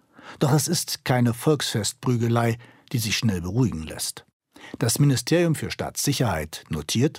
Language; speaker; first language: German; native; German